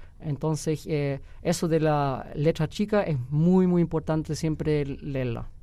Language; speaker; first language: Spanish; early bilingual, heritage; Spanish